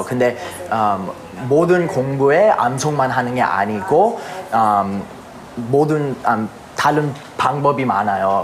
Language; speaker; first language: Korean; early bilingual, heritage; English